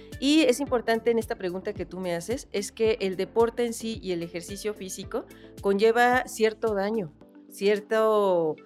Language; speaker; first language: Spanish; native; Spanish